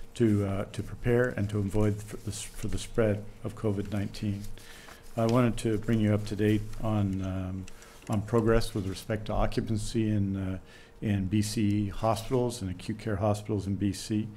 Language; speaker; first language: English; native; English